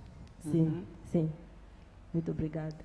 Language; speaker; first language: Portuguese; non-native, learner; Kinyarwanda